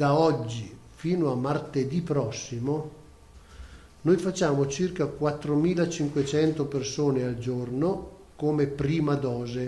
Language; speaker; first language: Italian; native; Italian